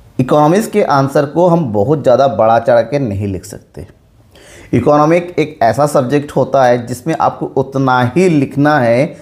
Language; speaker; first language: Hindi; native; Hindi